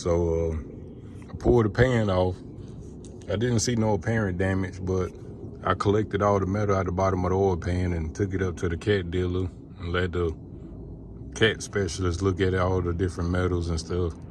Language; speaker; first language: English; native; English